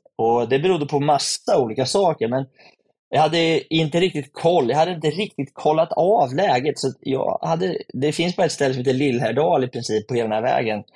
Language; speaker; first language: Swedish; native; Swedish